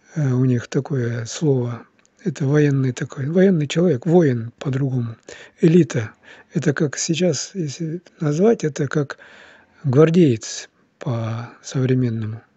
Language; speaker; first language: Russian; non-native, local second language; Kazakh